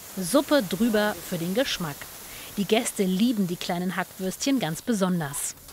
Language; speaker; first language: German; native; German